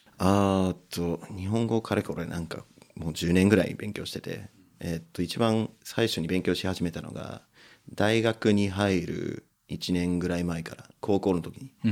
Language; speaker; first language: Japanese; non-native, fluent; English